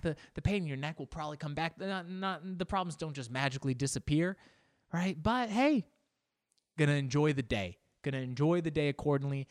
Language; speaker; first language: English; native; English